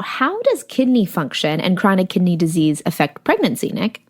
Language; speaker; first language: English; native; English